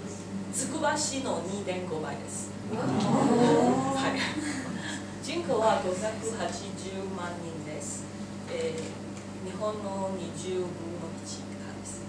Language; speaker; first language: Japanese; non-native, learner; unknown